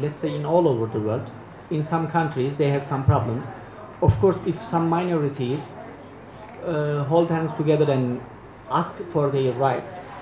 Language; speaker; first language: English; non-native, fluent; Turkish